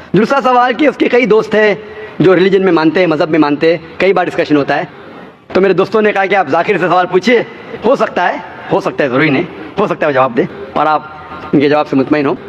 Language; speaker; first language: Hindi; non-native, local second language; Konkani